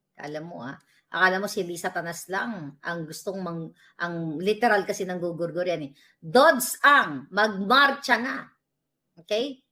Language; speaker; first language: Filipino; non-native, local second language; Cebuano